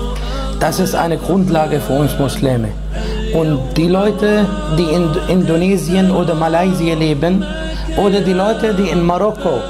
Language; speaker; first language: German; non-native, fluent; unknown